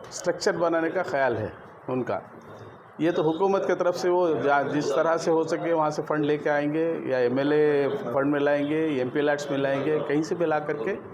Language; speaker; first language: Urdu; native; Urdu